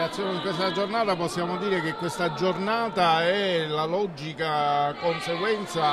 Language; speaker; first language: Italian; native; Italian